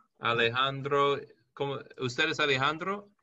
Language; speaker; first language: Spanish; non-native, learner; English